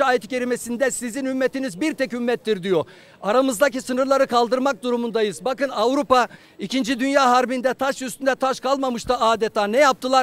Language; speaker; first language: Turkish; native; Turkish